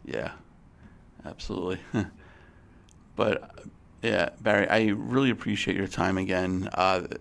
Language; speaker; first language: English; native; English